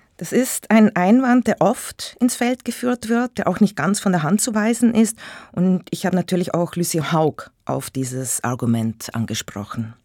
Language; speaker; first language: German; native; German